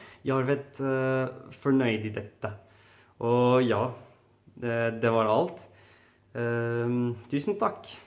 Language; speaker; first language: Norwegian; non-native, fluent; Arabic